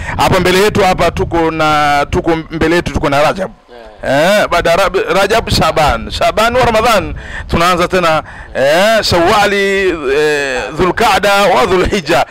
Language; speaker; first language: Swahili; native; Swahili